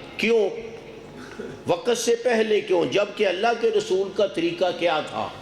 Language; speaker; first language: Urdu; non-native, local second language; Punjabi